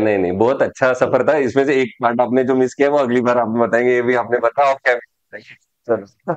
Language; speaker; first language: Hindi; non-native, local second language; Marathi